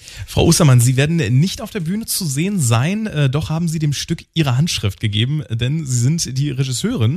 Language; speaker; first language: German; native; German